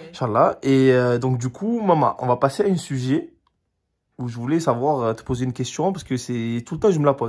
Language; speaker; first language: French; native; French